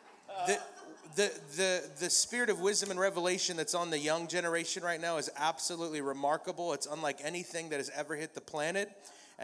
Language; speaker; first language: English; native; English